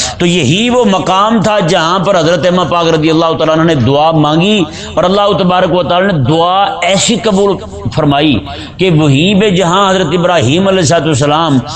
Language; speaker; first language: Urdu; native; Urdu